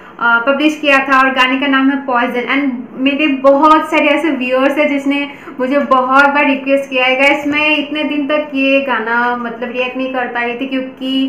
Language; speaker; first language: Hindi; non-native, local second language; Bangla